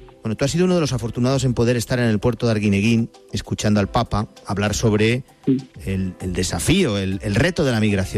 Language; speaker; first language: Spanish; native; Spanish